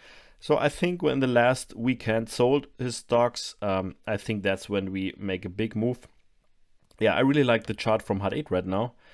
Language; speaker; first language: English; non-native, fluent; German